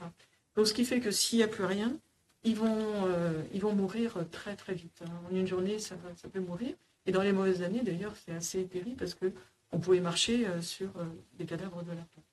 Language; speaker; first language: French; native; French